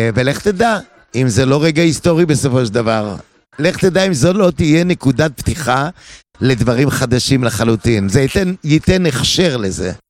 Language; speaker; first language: Hebrew; native; Hebrew